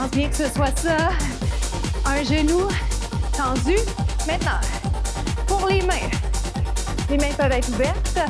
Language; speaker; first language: French; native; French